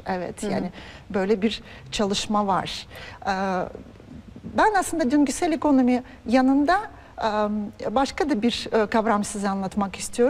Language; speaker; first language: Turkish; non-native, fluent; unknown